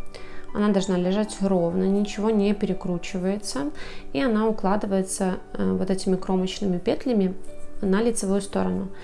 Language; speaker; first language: Russian; native; Russian